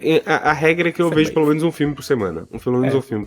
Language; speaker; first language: Portuguese; native; Portuguese